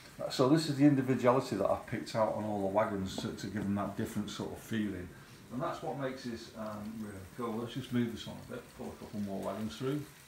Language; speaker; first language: English; native; English